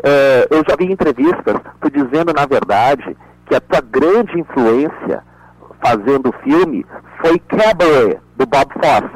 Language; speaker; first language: Portuguese; native; Portuguese